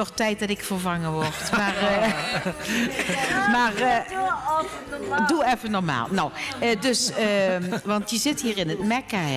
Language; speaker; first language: Dutch; native; Dutch